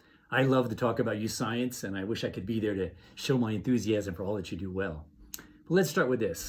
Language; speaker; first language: English; native; English